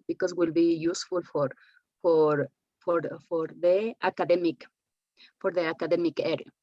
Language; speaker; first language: English; non-native, learner; Spanish